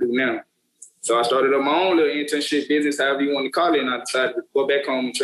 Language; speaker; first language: English; native; English